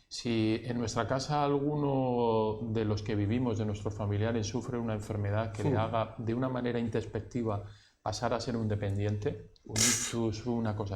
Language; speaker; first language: Spanish; native; Spanish